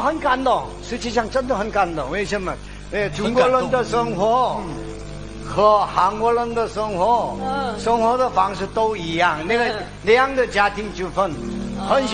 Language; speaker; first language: Chinese; non-native, learner; Korean